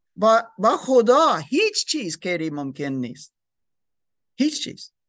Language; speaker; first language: Persian; non-native, learner; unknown